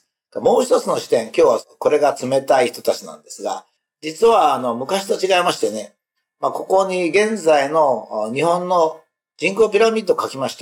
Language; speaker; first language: Japanese; native; Japanese